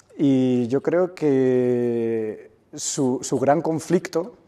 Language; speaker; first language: Spanish; native; Spanish